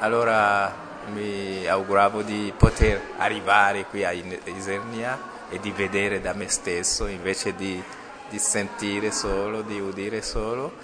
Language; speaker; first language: Italian; non-native, fluent; Rundi